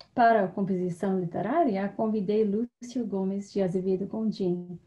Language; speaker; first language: Portuguese; non-native, fluent; English